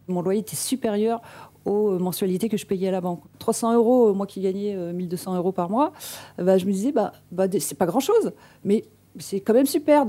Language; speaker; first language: French; non-native, local second language; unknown